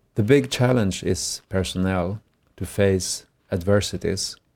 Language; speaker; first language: English; non-native, fluent; Swedish